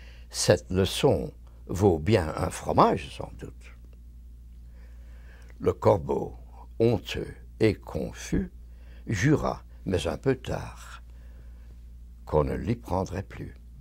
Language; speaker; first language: French; early bilingual, other home language; Yiddish